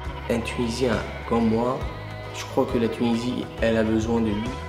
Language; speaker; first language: French; non-native, local second language; Arabic